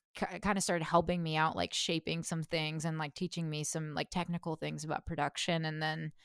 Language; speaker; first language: English; native; English